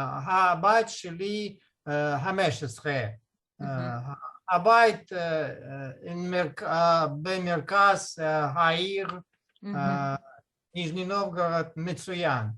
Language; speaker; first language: Hebrew; non-native, learner; Russian